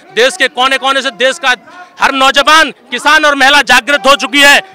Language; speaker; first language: Hindi; native; Hindi